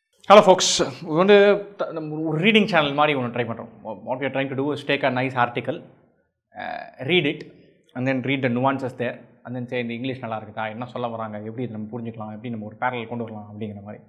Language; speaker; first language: English; non-native, local second language; Tamil